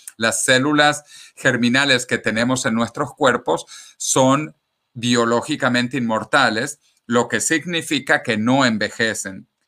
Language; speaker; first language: Spanish; native; Spanish